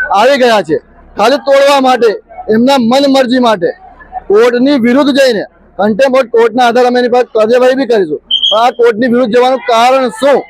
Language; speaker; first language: Gujarati; native; Gujarati